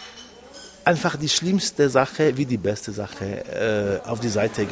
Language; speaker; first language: German; non-native, local second language; French